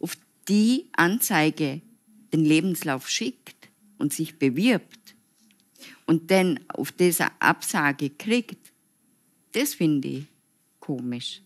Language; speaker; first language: German; non-native, fluent; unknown